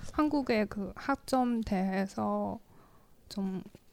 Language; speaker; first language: Korean; non-native, learner; Chinese